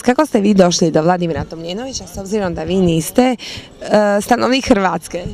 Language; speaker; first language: Croatian; native; Croatian